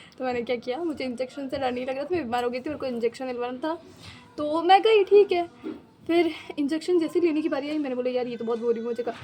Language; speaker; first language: Hindi; non-native, local second language; Marwari